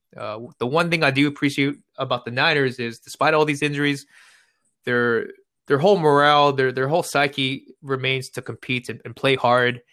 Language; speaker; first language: English; native; English